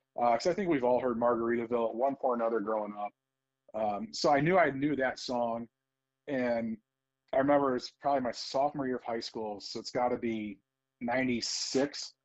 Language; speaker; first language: English; native; English